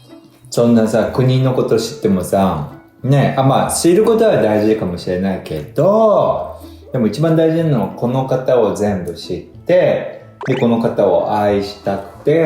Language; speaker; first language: Japanese; native; Japanese